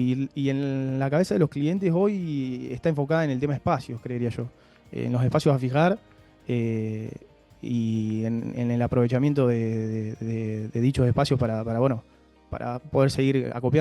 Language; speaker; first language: Spanish; native; Spanish